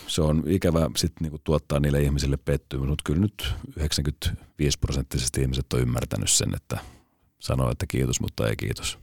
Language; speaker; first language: Finnish; native; Finnish